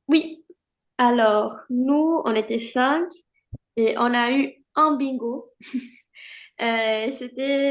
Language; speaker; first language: French; non-native, fluent; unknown